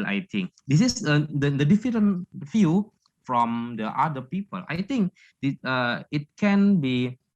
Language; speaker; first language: English; non-native, learner; Indonesian